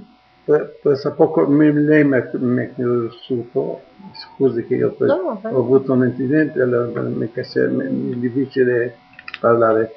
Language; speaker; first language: Italian; non-native, local second language; Arabic